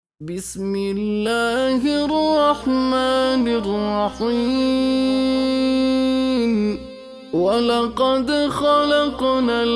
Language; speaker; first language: Arabic; native; Arabic